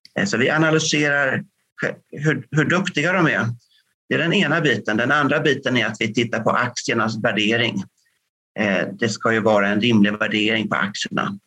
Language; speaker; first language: Swedish; native; Swedish